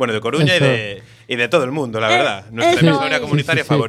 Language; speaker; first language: Spanish; native; Spanish